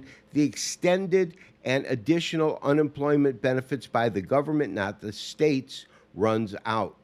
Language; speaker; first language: English; native; English